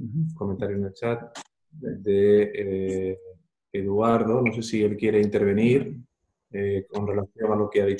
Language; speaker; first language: Spanish; native; Spanish